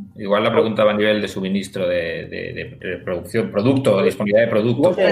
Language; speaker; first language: Spanish; native; Spanish